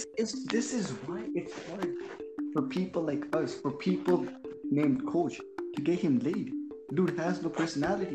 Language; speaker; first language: English; early bilingual, other home language; Punjabi